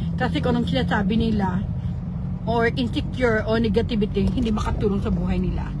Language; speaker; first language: Filipino; native; Filipino